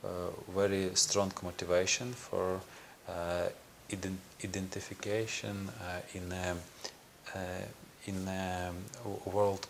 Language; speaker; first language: English; non-native, learner; Ukrainian